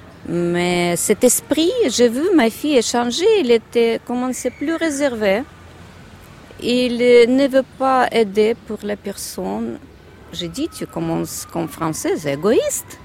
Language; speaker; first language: French; non-native, learner; Russian